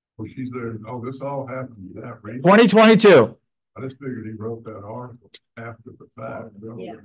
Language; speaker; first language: English; native; English